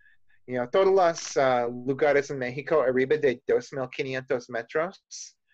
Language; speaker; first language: Spanish; non-native, learner; English